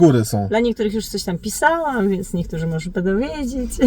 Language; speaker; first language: Polish; native; Polish